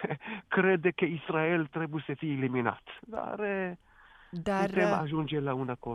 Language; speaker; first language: Romanian; non-native, fluent; Hebrew